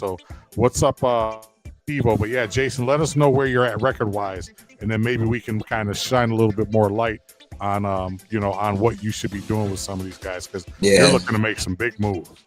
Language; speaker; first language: English; native; English